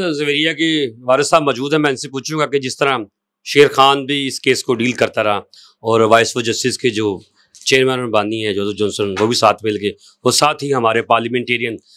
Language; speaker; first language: Urdu; non-native, local second language; Punjabi